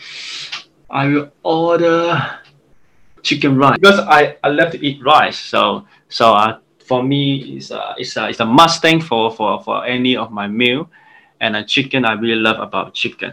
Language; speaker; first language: English; non-native, local second language; Cantonese